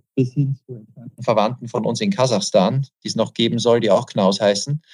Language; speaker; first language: German; native; German